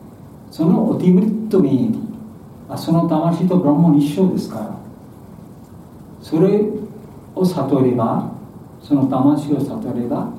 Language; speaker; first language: Japanese; non-native, learner; Bangla